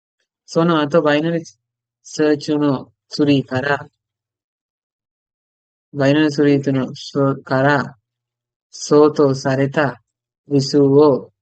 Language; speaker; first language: Japanese; non-native, fluent; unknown